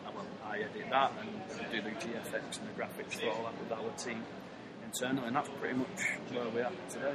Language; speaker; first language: English; native; English